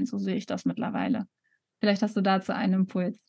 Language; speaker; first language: German; native; German